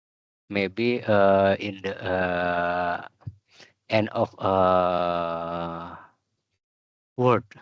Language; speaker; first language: English; non-native, learner; Indonesian